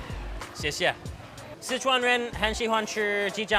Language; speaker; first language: Chinese; non-native, learner; English